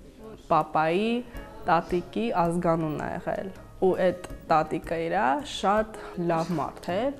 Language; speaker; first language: Armenian; early bilingual, heritage; Armenian